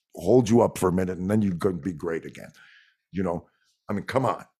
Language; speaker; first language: English; non-native, fluent; French